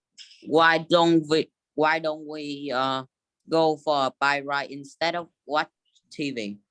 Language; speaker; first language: English; non-native, learner; Vietnamese